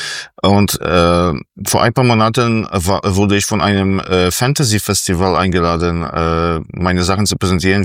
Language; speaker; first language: German; non-native, fluent; Polish